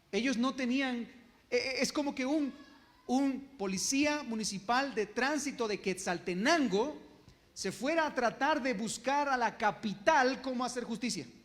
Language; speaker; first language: Spanish; native; Spanish